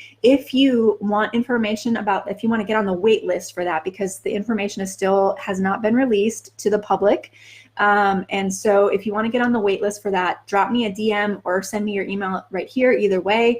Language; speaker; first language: English; native; English